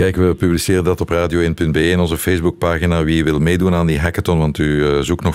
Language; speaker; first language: Dutch; native; Dutch